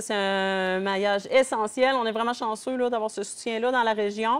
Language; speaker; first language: French; native; French